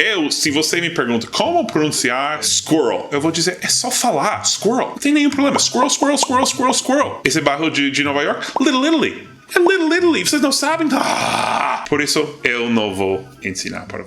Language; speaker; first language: Portuguese; non-native, fluent; English